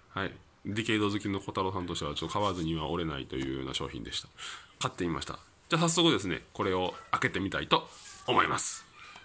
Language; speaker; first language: Japanese; native; Japanese